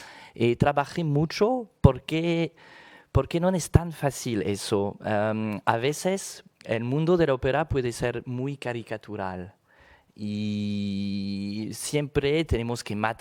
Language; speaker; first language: Spanish; non-native, fluent; French